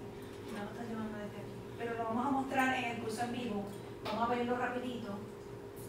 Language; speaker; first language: Spanish; native; Spanish